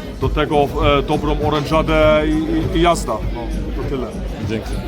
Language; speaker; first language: Polish; early bilingual, heritage; Polish